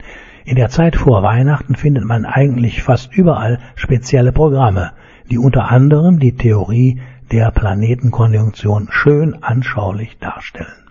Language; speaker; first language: German; native; German